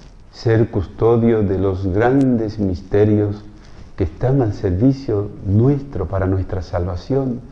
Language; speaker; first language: Spanish; native; Spanish